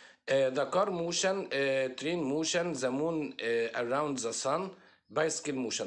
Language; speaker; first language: English; non-native, fluent; Arabic